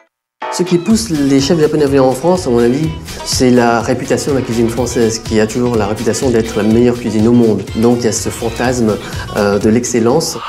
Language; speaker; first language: French; native; French